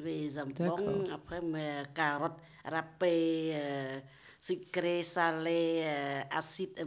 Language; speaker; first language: French; non-native, learner; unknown